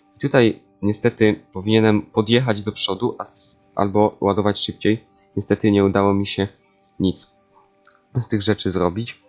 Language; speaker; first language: Polish; native; Polish